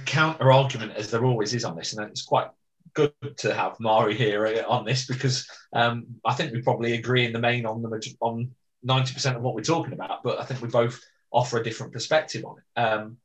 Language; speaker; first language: English; native; English